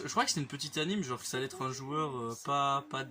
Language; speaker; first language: French; native; French